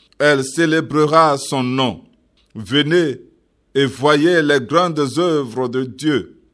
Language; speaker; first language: French; non-native, local second language; Yoruba